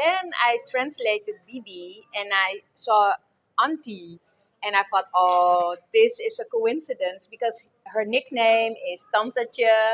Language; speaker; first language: English; non-native, fluent; Dutch